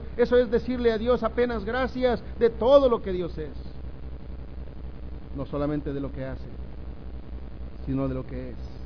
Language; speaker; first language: Spanish; native; Spanish